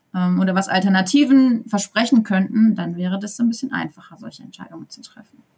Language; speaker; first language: German; native; German